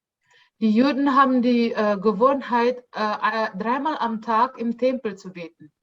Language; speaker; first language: German; non-native, fluent; Indonesian